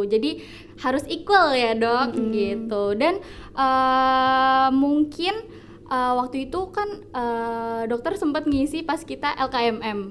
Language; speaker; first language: Indonesian; native; Indonesian